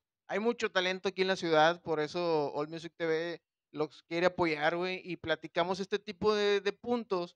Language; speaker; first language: Spanish; native; Spanish